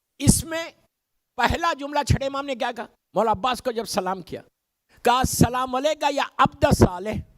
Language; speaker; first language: Urdu; native; Urdu